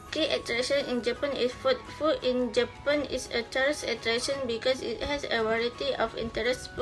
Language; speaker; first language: English; non-native, learner; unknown